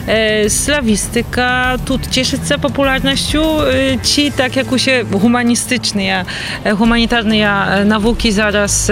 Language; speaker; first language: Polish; non-native, learner; Belarusian